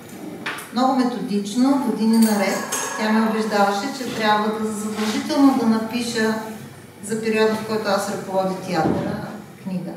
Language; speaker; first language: Bulgarian; native; Bulgarian